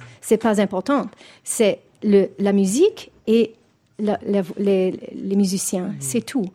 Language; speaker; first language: French; non-native, fluent; English